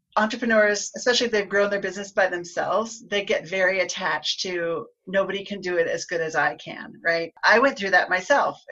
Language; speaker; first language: English; native; English